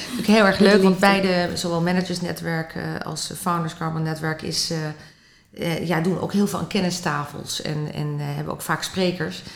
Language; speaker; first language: Dutch; native; Dutch